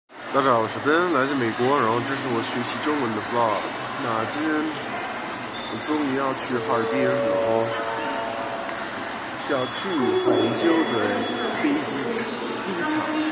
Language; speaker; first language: Chinese; non-native, learner; English